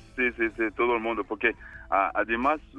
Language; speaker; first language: Spanish; non-native, fluent; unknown